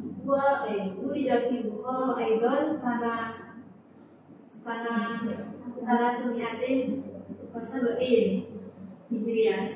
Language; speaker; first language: Arabic; non-native, learner; Indonesian